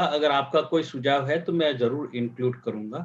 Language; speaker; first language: Hindi; native; Hindi